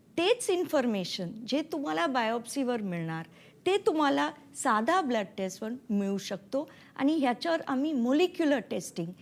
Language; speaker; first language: Marathi; non-native, local second language; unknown